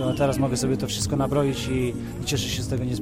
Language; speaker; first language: Polish; native; Polish